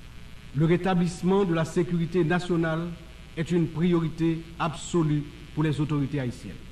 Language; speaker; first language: French; non-native, local second language; Haitian Creole